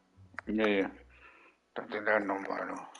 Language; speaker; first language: German; non-native, learner; Vietnamese